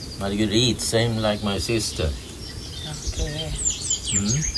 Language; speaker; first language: English; non-native, learner; Swedish